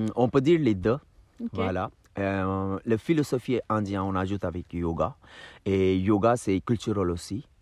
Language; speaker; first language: French; non-native, fluent; Hindi